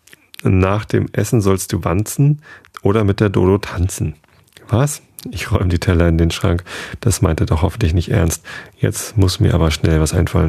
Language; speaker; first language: German; native; German